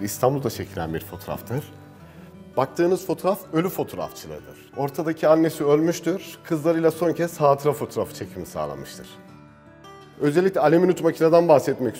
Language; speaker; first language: Turkish; native; Turkish